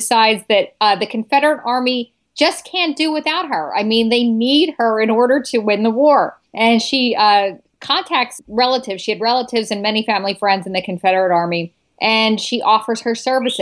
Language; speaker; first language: English; native; English